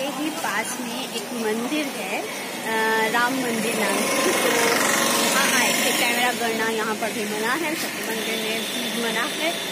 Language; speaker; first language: Hindi; non-native, local second language; Bangla